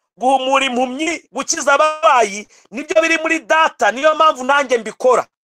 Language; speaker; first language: Kinyarwanda; native; Kinyarwanda